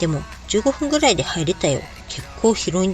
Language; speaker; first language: Japanese; native; Japanese